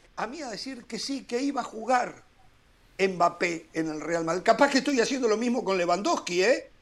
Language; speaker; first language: Spanish; native; Spanish